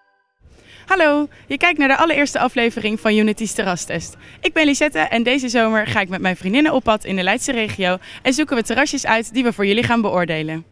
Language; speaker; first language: Dutch; native; Dutch